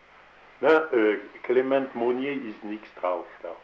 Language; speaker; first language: German; non-native, learner; French